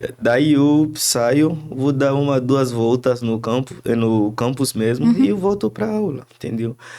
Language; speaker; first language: Portuguese; non-native, fluent; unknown